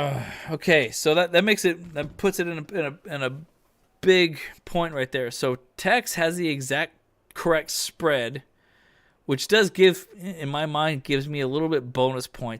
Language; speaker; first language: English; native; English